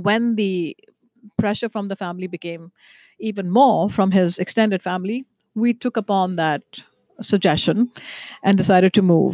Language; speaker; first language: English; non-native, local second language; Hindi